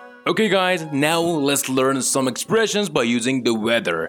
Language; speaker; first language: English; non-native, fluent; Persian